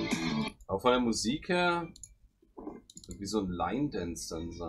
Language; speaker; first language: German; native; German